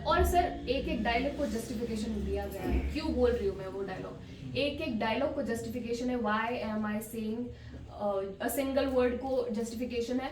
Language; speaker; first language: Hindi; native; Hindi